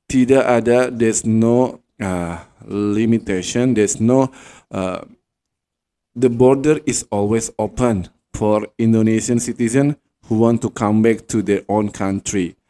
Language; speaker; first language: English; non-native, fluent; Indonesian